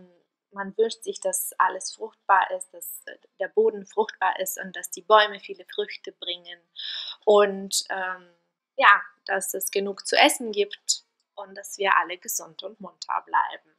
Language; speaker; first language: German; non-native, fluent; Bulgarian